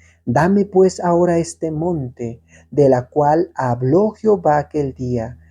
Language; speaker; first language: Spanish; native; Spanish